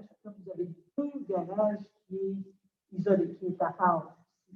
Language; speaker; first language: French; native; French